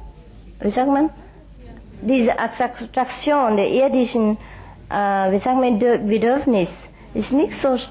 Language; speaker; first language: German; non-native, fluent; Vietnamese